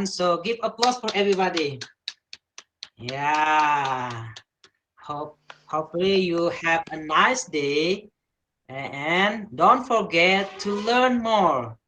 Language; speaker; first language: English; non-native, learner; Indonesian